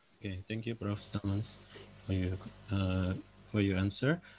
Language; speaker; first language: English; non-native, local second language; Indonesian